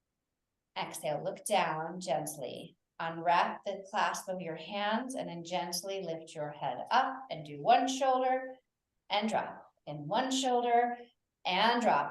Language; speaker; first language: English; native; English